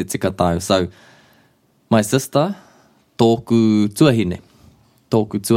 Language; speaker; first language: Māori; non-native, local second language; English